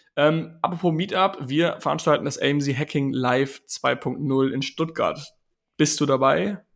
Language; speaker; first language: German; native; German